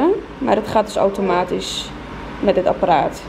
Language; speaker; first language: Dutch; native; Dutch